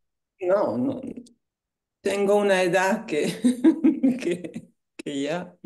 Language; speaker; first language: Spanish; non-native, fluent; Italian